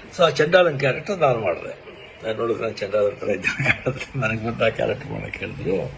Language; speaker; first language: Kannada; non-native, local second language; Marathi